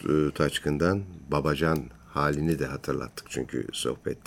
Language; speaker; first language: Turkish; native; Turkish